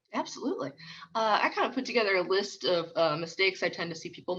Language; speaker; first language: English; native; English